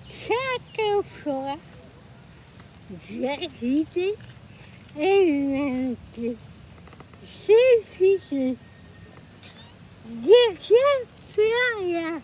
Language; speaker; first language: French; non-native, learner; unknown